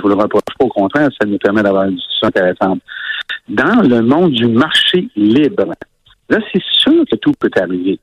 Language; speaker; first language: French; native; French